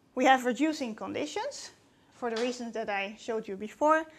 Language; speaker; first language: English; non-native, fluent; Dutch